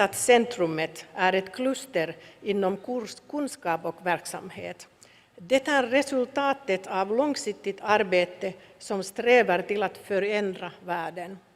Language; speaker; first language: Swedish; non-native, local second language; Finnish